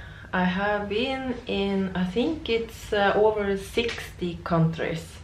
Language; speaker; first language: English; non-native, learner; Norwegian